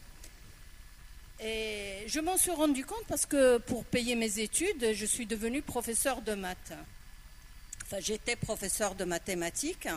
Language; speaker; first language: French; non-native, local second language; Arabic